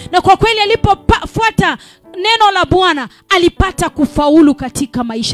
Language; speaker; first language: Swahili; native; Swahili